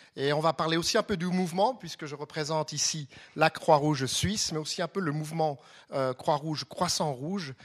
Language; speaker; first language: French; non-native, local second language; German